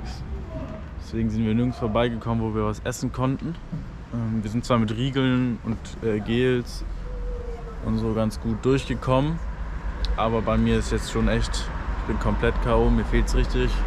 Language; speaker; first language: German; native; German